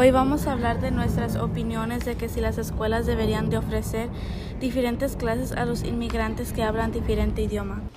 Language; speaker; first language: Spanish; early bilingual, heritage; Spanish